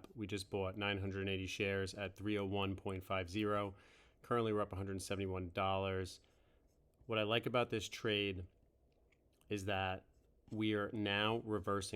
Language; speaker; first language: English; native; English